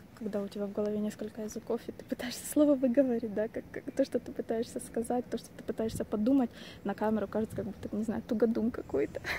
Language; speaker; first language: Russian; native; Russian